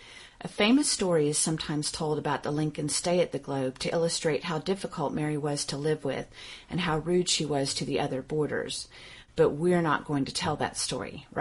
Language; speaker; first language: English; native; English